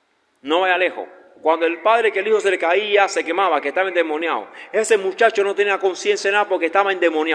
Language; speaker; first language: Spanish; native; Spanish